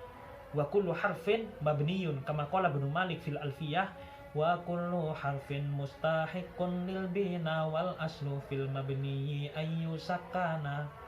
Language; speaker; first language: Arabic; non-native, learner; Javanese